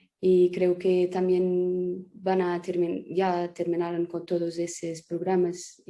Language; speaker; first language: Spanish; non-native, fluent; Portuguese